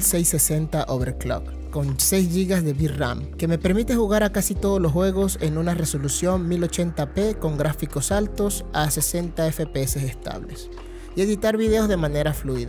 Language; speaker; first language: Spanish; native; Spanish